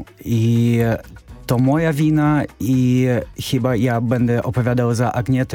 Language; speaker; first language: Polish; non-native, learner; Belarusian